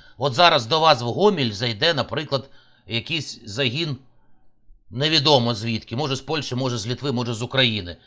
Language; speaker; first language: Ukrainian; native; Ukrainian